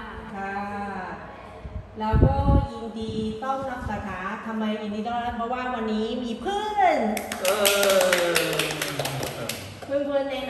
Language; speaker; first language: Thai; non-native, learner; Cantonese